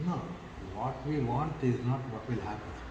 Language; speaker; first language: English; non-native, fluent; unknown